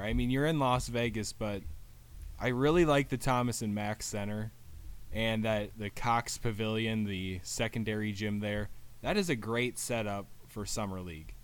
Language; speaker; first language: English; native; English